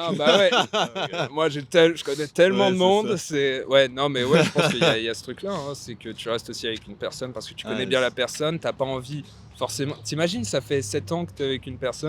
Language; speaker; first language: French; native; French